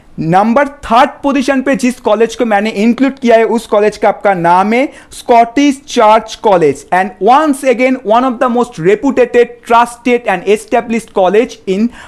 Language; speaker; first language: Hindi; non-native, local second language; Bangla